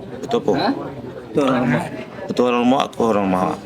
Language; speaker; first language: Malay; non-native, local second language; Minangkabau